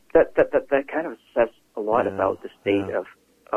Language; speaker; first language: English; non-native, local second language; Cantonese